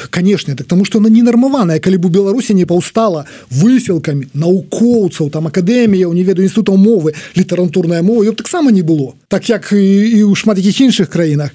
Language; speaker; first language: Belarusian; native; Belarusian